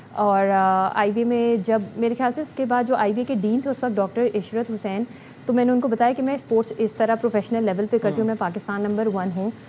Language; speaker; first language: Urdu; native; Urdu